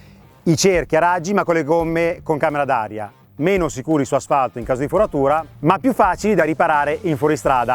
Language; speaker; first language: Italian; native; Italian